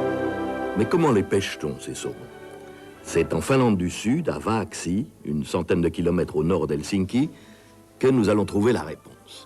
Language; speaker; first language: French; native; French